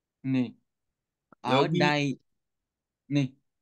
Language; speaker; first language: Korean; non-native, learner; Vietnamese